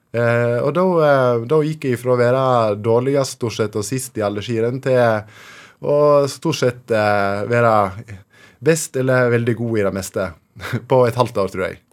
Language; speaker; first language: Norwegian; native; Norwegian